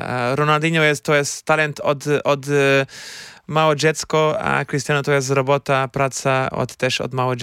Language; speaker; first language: Polish; non-native, fluent; Portuguese